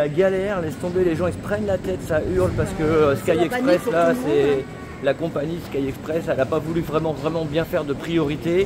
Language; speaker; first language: French; native; French